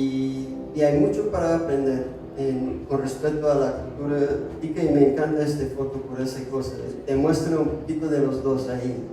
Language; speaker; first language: Spanish; non-native, fluent; English